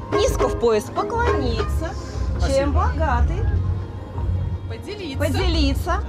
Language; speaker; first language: Russian; native; Russian